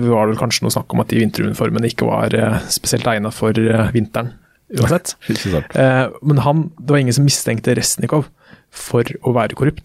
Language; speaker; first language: Norwegian; native; Norwegian